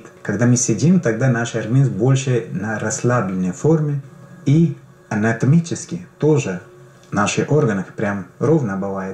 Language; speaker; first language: Russian; non-native, learner; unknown